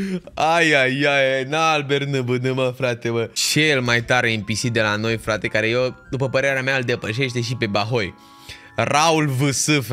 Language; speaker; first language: Romanian; native; Romanian